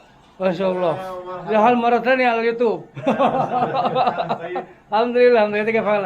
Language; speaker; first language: Arabic; non-native, learner; Indonesian